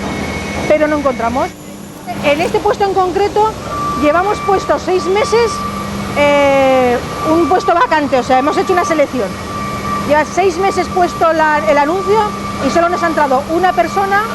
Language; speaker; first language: Spanish; native; Spanish